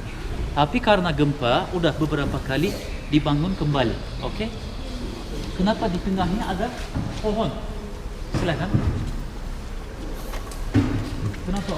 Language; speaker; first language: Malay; non-native, fluent; Turkish